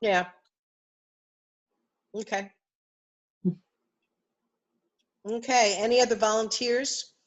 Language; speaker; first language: English; native; English